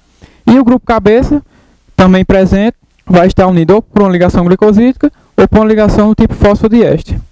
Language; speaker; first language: Portuguese; native; Portuguese